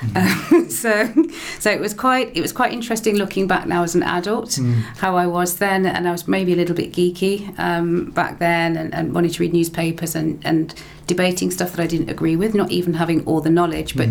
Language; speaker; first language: English; native; English